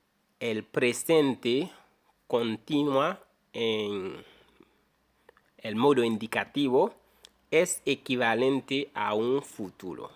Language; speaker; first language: Spanish; non-native, fluent; Haitian Creole